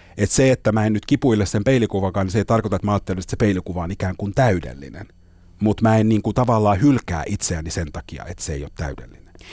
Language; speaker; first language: Finnish; native; Finnish